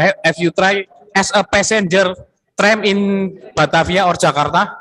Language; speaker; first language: English; non-native, learner; Indonesian